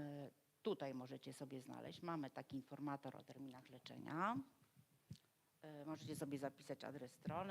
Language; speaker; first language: Polish; native; Polish